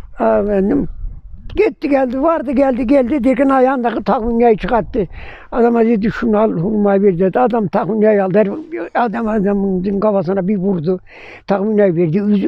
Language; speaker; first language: Turkish; native; Turkish